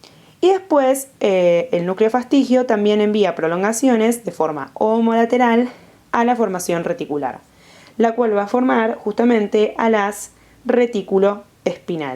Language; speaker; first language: Spanish; native; Spanish